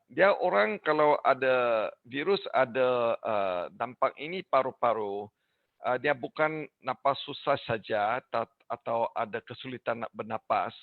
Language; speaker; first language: Indonesian; non-native, learner; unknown